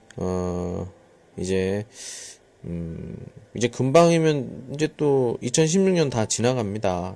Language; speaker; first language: Korean; native; Korean